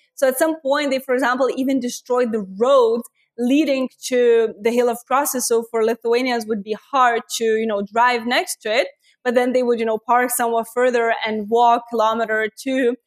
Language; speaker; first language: English; non-native, fluent; Lithuanian